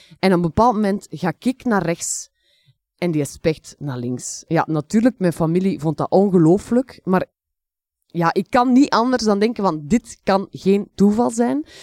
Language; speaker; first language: Dutch; native; Dutch